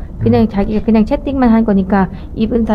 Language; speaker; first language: Korean; non-native, learner; Thai